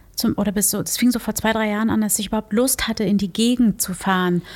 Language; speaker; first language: German; early bilingual, other home language; Portuguese